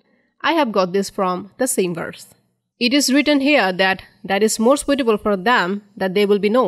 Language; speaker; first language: English; non-native, fluent; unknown